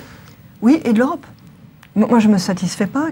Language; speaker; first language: French; native; French